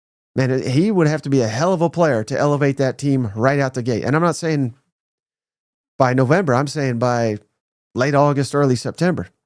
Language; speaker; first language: English; native; English